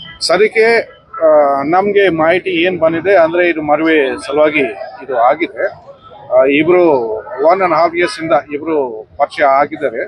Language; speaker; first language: Kannada; non-native, fluent; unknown